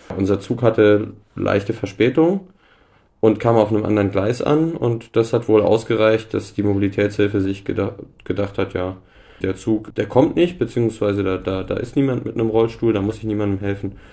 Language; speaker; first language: German; native; German